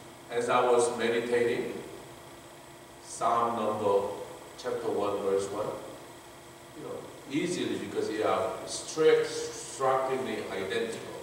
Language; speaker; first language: English; non-native, fluent; Korean